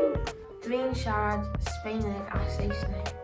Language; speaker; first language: Welsh; non-native, local second language; Spanish